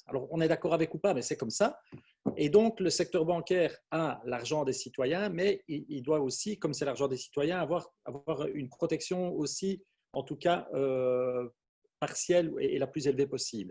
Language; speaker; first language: French; native; French